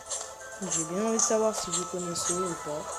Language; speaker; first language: French; native; French